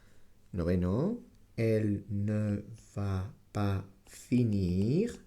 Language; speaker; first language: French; non-native, fluent; Spanish